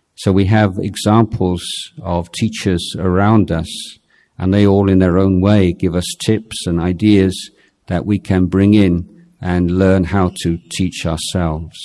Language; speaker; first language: English; native; English